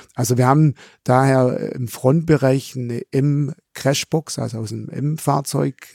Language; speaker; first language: German; native; German